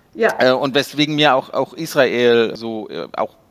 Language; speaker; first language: German; native; German